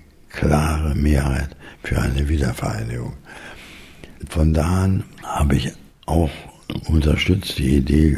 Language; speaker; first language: German; native; German